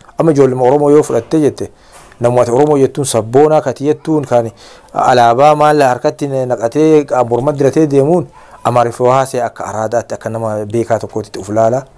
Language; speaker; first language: Oromo; native; Oromo